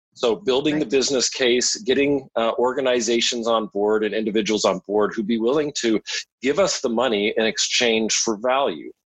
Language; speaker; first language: English; native; English